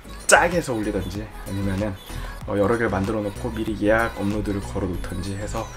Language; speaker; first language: Korean; native; Korean